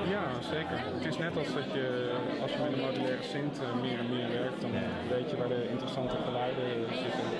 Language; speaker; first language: Dutch; native; Dutch